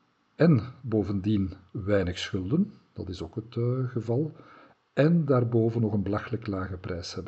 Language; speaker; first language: Dutch; native; Dutch